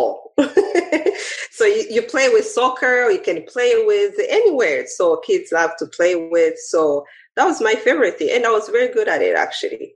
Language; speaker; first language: English; non-native, local second language; Kinyarwanda